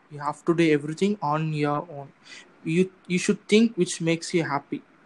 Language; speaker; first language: English; non-native, local second language; Tamil